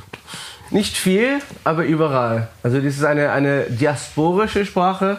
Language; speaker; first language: German; non-native, fluent; English